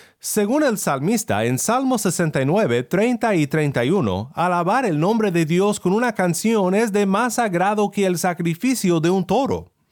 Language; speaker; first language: Spanish; non-native, fluent; English